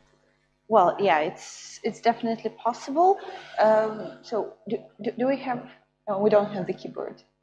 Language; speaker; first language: English; non-native, fluent; Russian